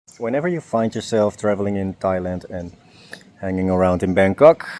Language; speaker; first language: English; non-native, fluent; Dutch